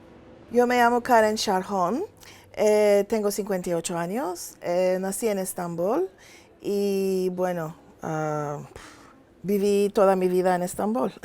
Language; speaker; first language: Spanish; early bilingual, heritage; Spanish